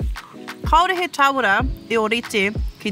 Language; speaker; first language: Māori; non-native, local second language; English